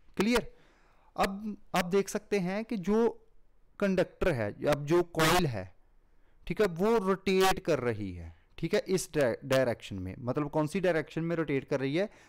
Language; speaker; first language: Hindi; non-native, local second language; Punjabi